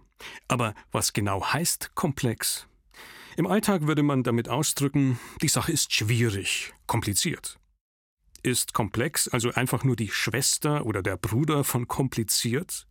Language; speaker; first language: German; native; German